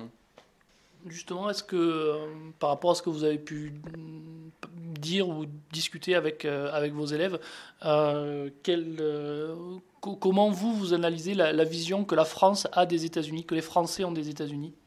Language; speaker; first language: French; native; French